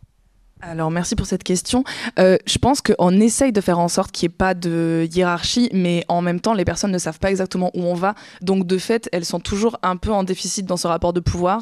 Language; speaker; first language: French; native; French